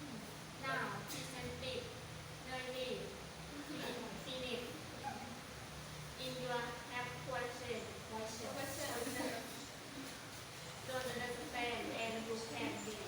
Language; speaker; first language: English; non-native, learner; Vietnamese